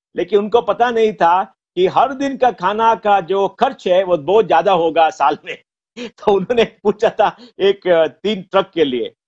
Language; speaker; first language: Hindi; non-native, local second language; Konkani